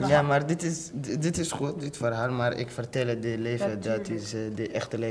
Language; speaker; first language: Dutch; non-native, learner; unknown